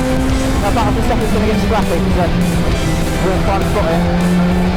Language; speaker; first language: English; native; English